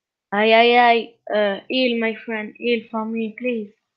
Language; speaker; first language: English; non-native, learner; French